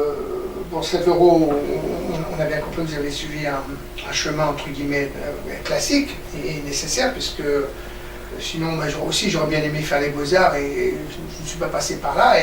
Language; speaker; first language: French; native; French